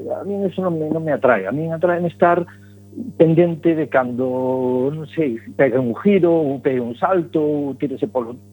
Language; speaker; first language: Galician; non-native, local second language; Spanish